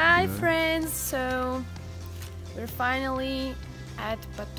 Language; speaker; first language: English; non-native, fluent; Belarusian